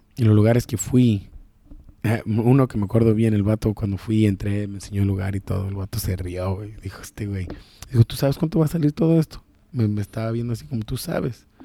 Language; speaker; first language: Spanish; early bilingual, heritage; Spanish